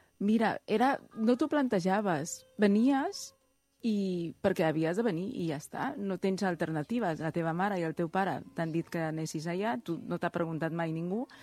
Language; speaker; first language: Catalan; early bilingual, other home language; Chinese